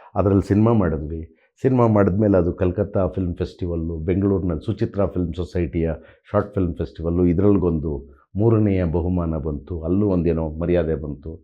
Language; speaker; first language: Kannada; native; Kannada